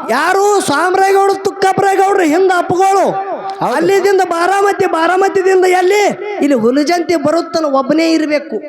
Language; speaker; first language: Kannada; native; Kannada